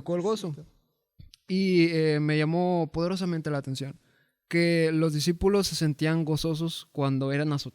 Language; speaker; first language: Spanish; native; Spanish